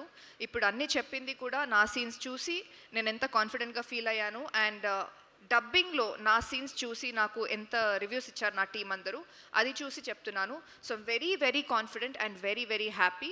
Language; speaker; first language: Telugu; non-native, local second language; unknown